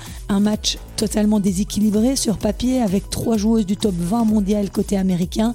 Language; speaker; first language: French; native; French